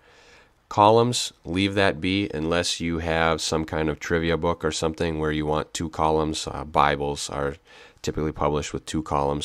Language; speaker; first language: English; native; English